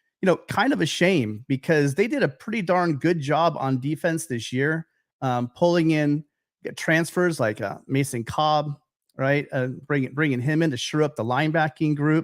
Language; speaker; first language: English; native; English